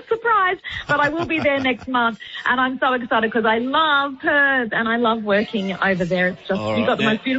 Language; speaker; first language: English; native; English